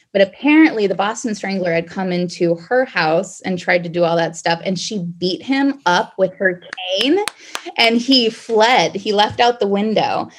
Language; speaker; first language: English; native; English